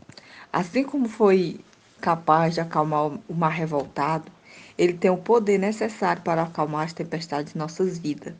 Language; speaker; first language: Portuguese; native; Portuguese